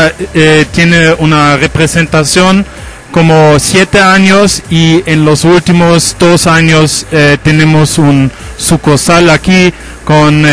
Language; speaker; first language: Spanish; non-native, fluent; German